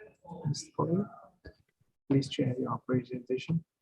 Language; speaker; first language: English; non-native, fluent; Vietnamese